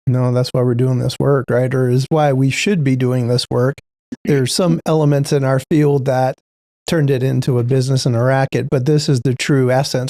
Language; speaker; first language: English; native; English